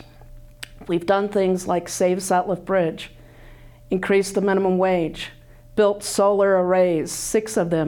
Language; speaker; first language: English; native; English